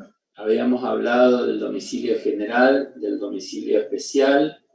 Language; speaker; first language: Spanish; native; Spanish